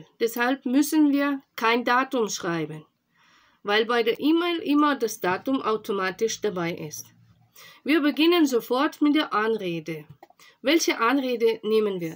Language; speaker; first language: German; non-native, fluent; Russian